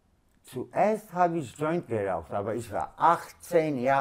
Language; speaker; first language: German; non-native, learner; Polish